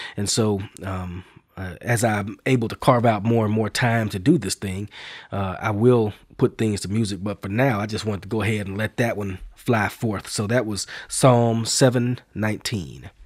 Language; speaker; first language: English; native; English